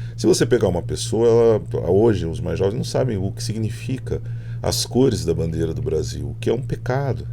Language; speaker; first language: Portuguese; native; Portuguese